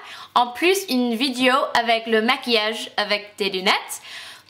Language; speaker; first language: French; non-native, fluent; English